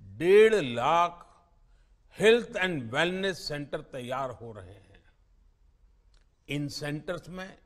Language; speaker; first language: Hindi; non-native, local second language; Gujarati